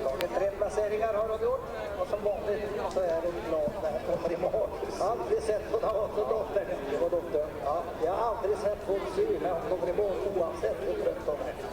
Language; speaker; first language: Swedish; native; Swedish